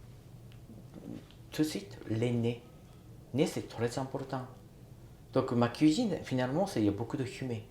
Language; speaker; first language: French; non-native, learner; Japanese